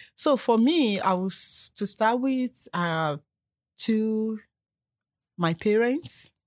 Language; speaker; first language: English; non-native, local second language; Yoruba